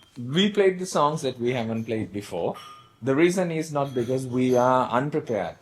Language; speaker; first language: English; non-native, local second language; Sinhala